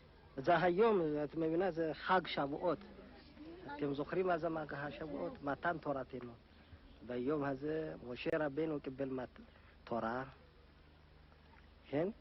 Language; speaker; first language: Hebrew; non-native, learner; Amharic